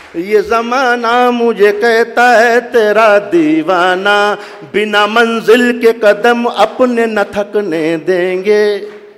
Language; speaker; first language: Hindi; native; Hindi